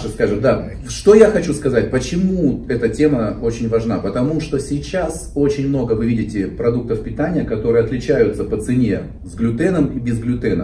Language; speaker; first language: Russian; native; Russian